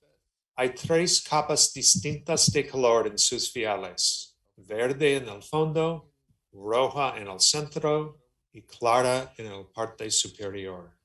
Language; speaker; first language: Spanish; non-native, learner; English